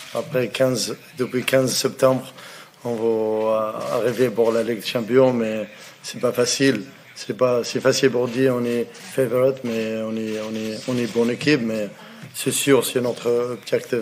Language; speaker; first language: French; non-native, learner; Arabic